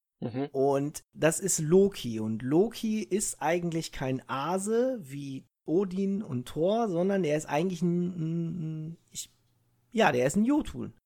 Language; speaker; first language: German; early bilingual, other home language; Italian